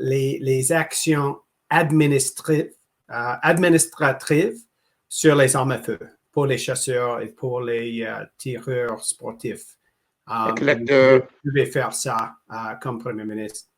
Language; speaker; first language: French; non-native, local second language; English